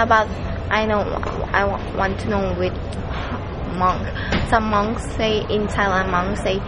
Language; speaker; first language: English; non-native, learner; Thai